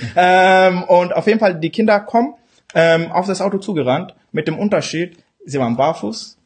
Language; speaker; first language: German; early bilingual, other home language; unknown